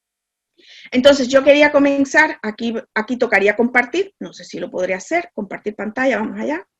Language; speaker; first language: Spanish; native; Spanish